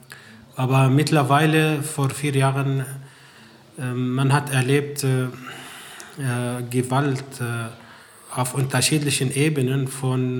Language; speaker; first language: German; non-native, fluent; Arabic